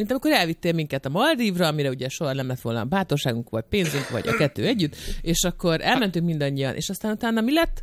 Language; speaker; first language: Hungarian; native; Hungarian